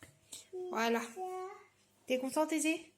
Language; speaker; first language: French; native; French